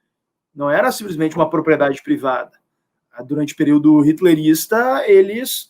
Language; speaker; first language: Portuguese; native; Portuguese